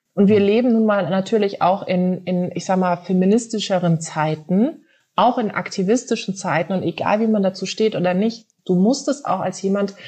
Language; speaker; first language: German; native; German